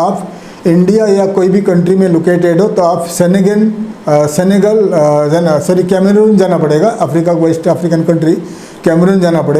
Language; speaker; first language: Hindi; non-native, local second language; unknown